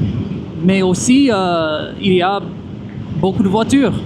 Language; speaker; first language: French; non-native, fluent; English